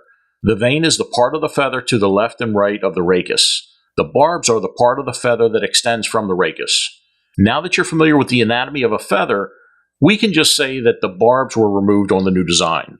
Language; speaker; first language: English; native; English